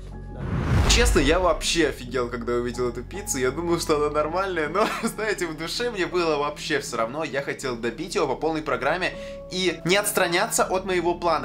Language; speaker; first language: Russian; native; Russian